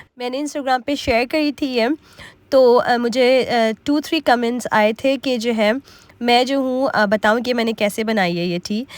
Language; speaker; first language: Urdu; native; Urdu